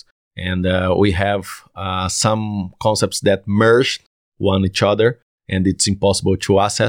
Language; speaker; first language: English; non-native, learner; Portuguese